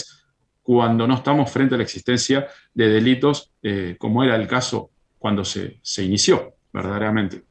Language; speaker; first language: Spanish; native; Spanish